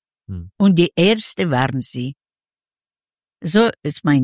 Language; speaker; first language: German; non-native, learner; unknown